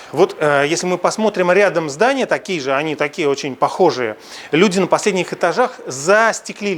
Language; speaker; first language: Russian; native; Russian